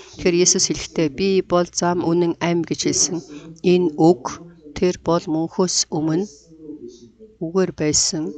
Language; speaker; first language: Mongolian; non-native, fluent; Korean